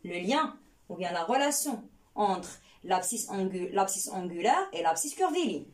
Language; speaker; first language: French; non-native, local second language; Arabic